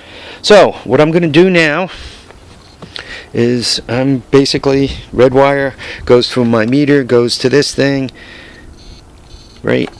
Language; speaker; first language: English; native; English